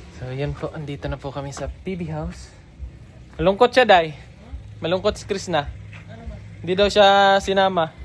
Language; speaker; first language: Filipino; non-native, local second language; Hiligaynon